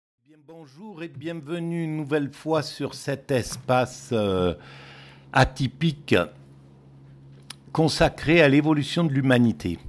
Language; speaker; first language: French; native; French